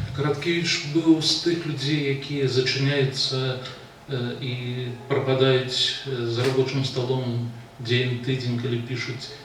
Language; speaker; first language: Belarusian; native; Belarusian